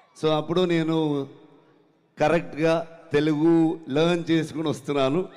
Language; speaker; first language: Telugu; non-native, learner; Kannada